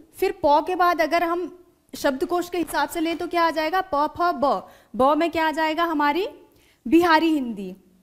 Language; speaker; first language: Hindi; native; Hindi